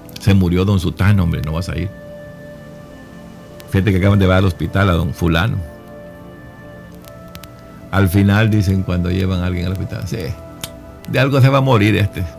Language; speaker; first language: Spanish; native; Spanish